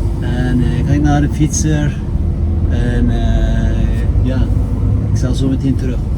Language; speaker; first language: Dutch; non-native, fluent; Turkish